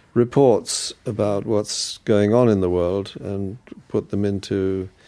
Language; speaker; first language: English; early bilingual, other home language; German